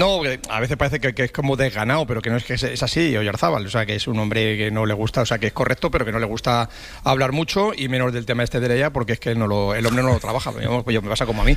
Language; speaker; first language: Spanish; native; Spanish